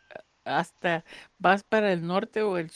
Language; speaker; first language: Spanish; early bilingual, heritage; English